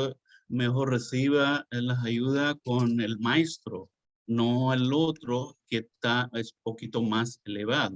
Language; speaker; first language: Spanish; non-native, learner; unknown